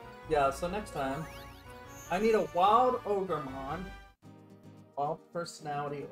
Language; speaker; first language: English; native; English